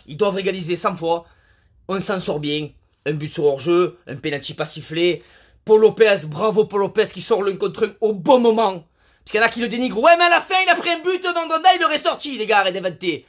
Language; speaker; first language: French; native; French